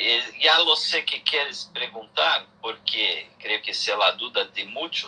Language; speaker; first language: Spanish; non-native, learner; Portuguese